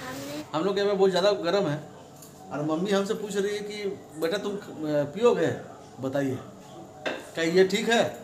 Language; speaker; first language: Hindi; native; Hindi